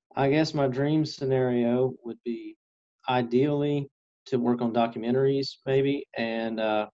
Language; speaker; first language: English; native; English